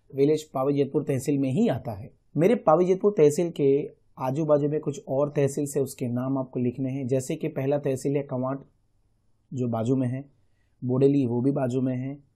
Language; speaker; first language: Hindi; non-native, local second language; Gujarati